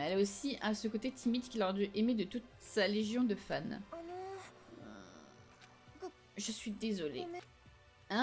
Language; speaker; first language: French; native; French